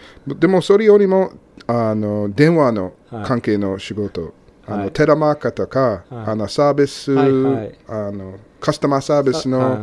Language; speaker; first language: Japanese; non-native, learner; English